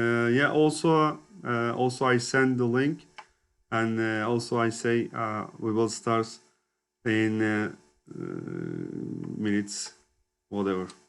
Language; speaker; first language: English; non-native, learner; Turkish